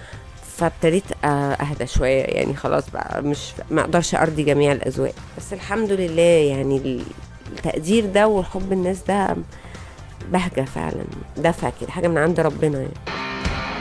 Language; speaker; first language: Arabic; native; Arabic